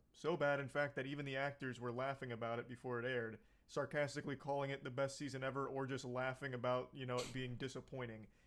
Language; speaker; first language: English; native; English